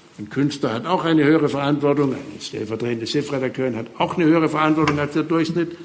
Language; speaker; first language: German; native; German